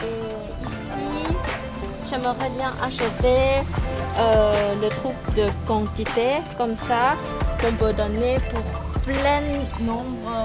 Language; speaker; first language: French; non-native, learner; Thai